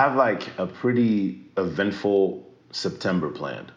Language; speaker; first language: English; early bilingual, other home language; French